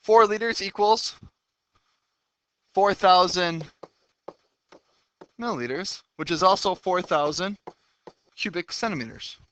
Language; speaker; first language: English; native; English